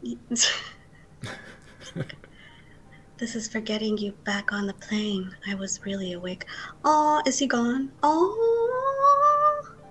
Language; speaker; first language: English; native; English